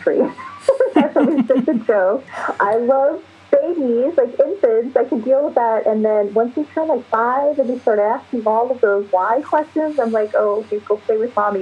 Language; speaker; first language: English; native; English